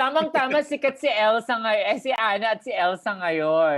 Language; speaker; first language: Filipino; native; Filipino